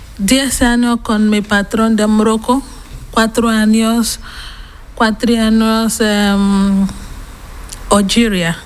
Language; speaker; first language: Spanish; non-native, learner; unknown